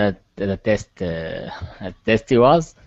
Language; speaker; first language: English; non-native, learner; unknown